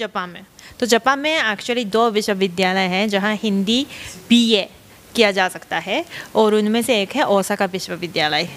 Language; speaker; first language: Hindi; non-native, fluent; Japanese